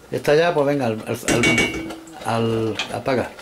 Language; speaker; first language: Spanish; native; Spanish